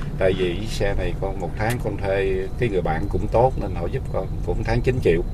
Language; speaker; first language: Vietnamese; native; Vietnamese